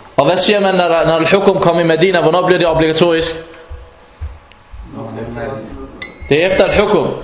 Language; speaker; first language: Danish; non-native, fluent; Arabic